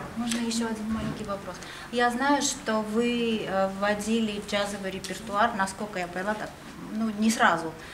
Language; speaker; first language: Russian; non-native, local second language; Armenian